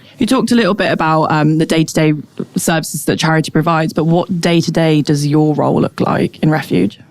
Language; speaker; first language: English; native; English